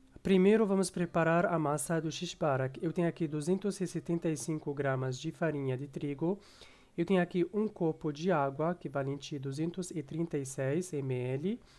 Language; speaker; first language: Portuguese; non-native, fluent; Arabic